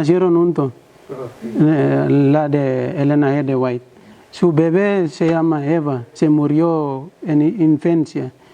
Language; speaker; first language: Spanish; non-native, learner; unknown